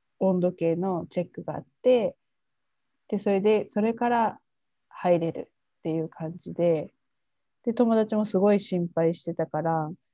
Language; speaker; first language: Japanese; native; Japanese